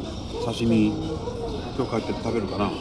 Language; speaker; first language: Japanese; native; Japanese